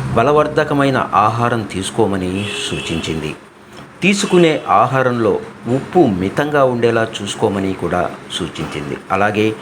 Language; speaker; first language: Telugu; native; Telugu